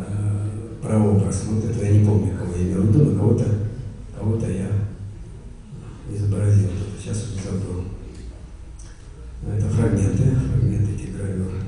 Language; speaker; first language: Russian; native; Russian